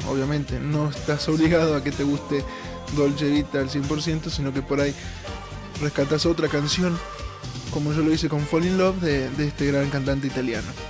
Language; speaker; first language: Spanish; native; Spanish